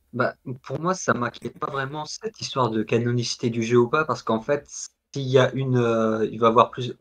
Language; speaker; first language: French; native; French